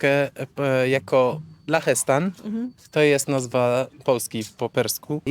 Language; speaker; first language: Polish; non-native, fluent; Persian